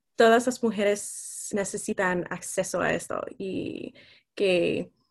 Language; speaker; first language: Spanish; non-native, fluent; English